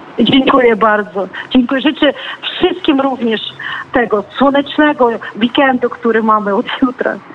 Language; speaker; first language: Polish; non-native, fluent; Ukrainian